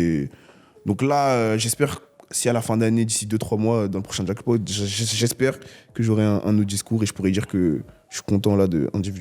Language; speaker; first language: French; native; French